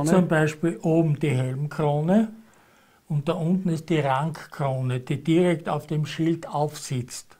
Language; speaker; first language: German; native; German